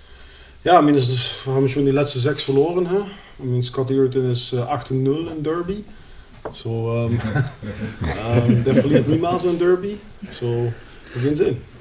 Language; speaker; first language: German; non-native, fluent; Dutch